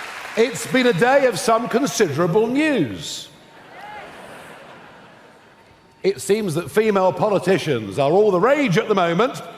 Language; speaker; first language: English; native; English